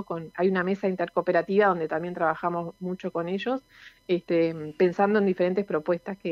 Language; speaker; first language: Spanish; native; Spanish